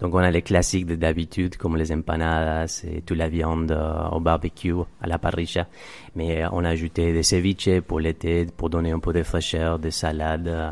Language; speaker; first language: French; non-native, fluent; Spanish